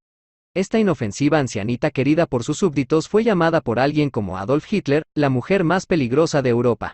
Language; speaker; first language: Spanish; native; Spanish